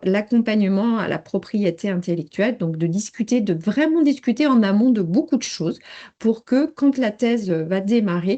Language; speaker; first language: French; native; French